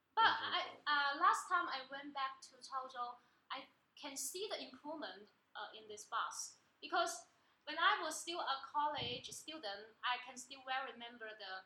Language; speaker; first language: English; non-native, learner; Chinese